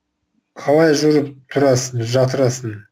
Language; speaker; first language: Kazakh; non-native, local second language; Russian